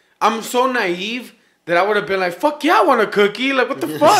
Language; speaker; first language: English; early bilingual, other home language; Spanish